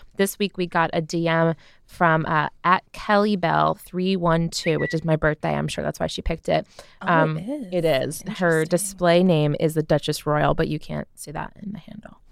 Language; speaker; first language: English; native; English